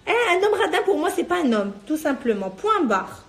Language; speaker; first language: French; non-native, local second language; Arabic